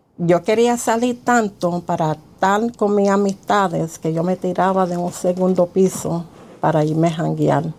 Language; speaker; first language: Spanish; early bilingual, heritage; Spanish